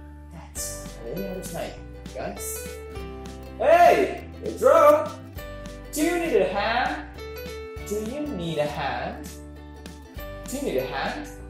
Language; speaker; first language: English; non-native, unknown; Javanese